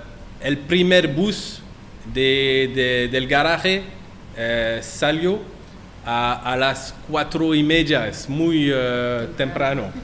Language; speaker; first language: Spanish; non-native, learner; French